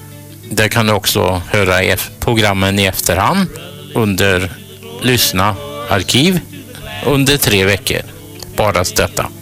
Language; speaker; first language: Swedish; native; Swedish